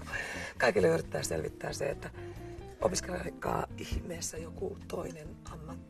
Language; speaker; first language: Finnish; native; Finnish